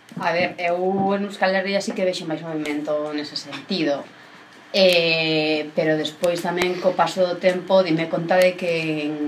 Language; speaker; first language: Galician; non-native, local second language; Spanish